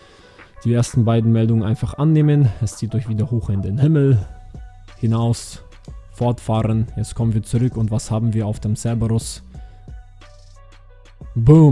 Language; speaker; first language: German; native; German